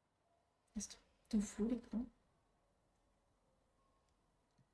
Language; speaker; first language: French; native; French